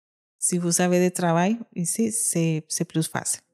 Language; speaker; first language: French; non-native, learner; Spanish